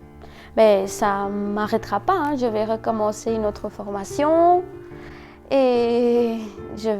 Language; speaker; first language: French; non-native, fluent; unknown